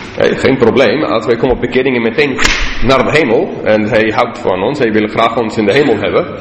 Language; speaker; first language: Dutch; non-native, learner; English